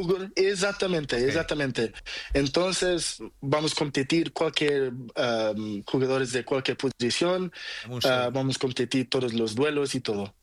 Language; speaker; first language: Spanish; non-native, learner; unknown